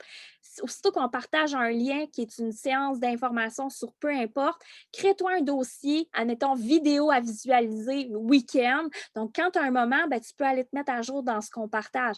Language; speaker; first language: French; native; French